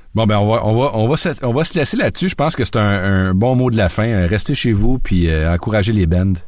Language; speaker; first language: French; native; French